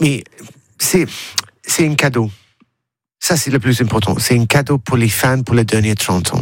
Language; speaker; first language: French; non-native, learner; English